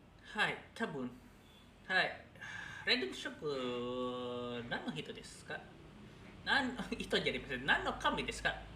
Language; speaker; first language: Japanese; non-native, learner; Indonesian